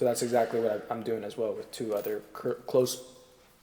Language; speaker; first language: English; native; English